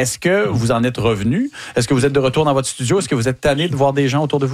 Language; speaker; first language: French; native; French